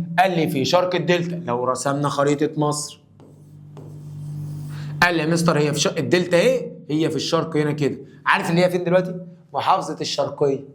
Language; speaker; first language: Arabic; native; Arabic